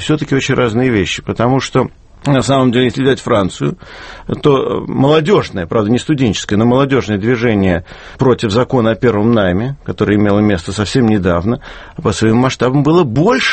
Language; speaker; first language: Russian; native; Russian